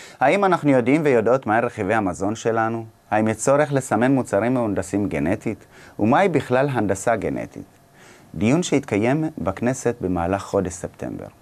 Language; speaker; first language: Hebrew; native; Hebrew